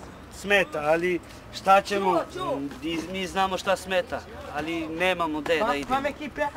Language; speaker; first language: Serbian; non-native, local second language; Romany